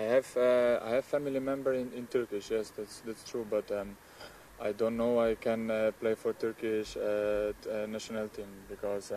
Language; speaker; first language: English; non-native, learner; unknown